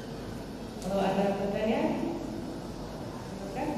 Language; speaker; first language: Indonesian; non-native, fluent; English